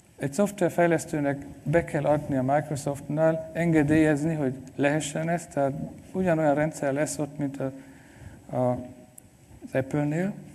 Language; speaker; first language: Hungarian; non-native, fluent; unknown